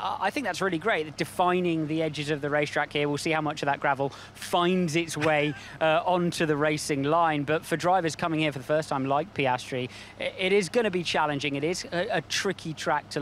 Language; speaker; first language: English; native; English